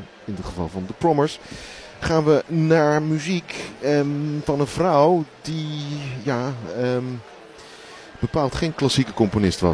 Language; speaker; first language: Dutch; native; Dutch